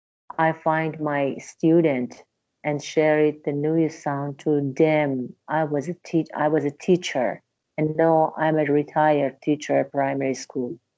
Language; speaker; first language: English; non-native, learner; Persian